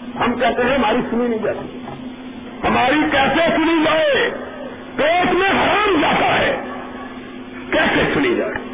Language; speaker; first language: Urdu; non-native, local second language; Punjabi